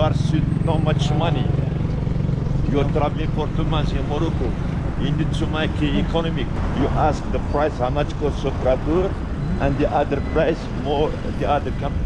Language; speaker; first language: English; non-native, learner; Arabic